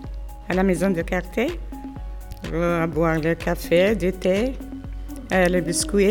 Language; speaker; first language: French; non-native, learner; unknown